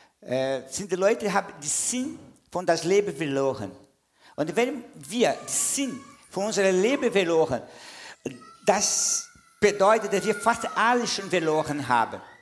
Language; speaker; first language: German; non-native, fluent; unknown